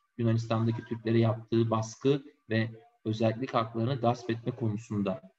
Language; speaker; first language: Turkish; native; Turkish